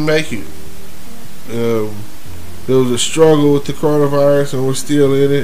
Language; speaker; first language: English; native; English